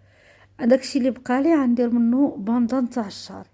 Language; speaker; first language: Arabic; native; Arabic